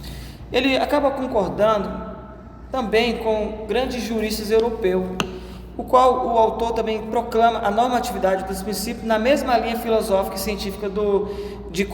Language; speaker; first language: Portuguese; native; Portuguese